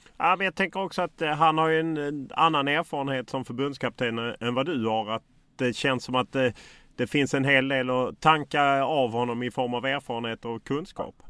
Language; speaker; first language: Swedish; native; Swedish